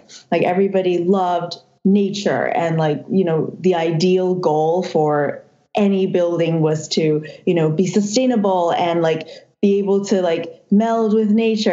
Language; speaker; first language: English; non-native, local second language; Cantonese